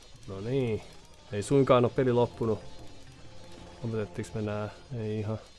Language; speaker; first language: Finnish; native; Finnish